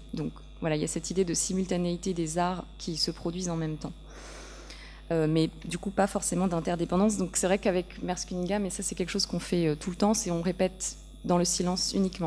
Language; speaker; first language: French; native; French